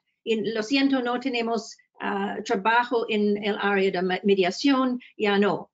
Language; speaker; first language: Spanish; non-native, fluent; English